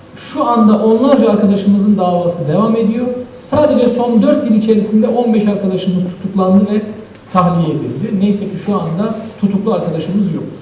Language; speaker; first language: Turkish; native; Turkish